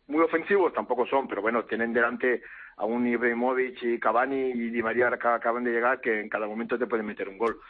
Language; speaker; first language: Spanish; early bilingual, heritage; Spanish